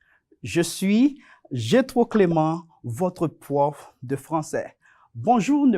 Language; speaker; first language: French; non-native, fluent; Spanish